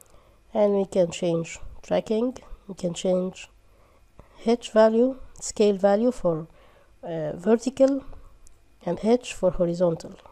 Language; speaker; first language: English; non-native, fluent; Arabic